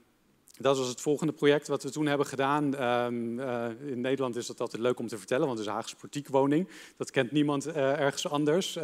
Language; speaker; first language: Dutch; native; Dutch